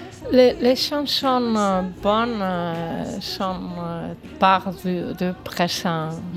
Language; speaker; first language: French; non-native, fluent; Spanish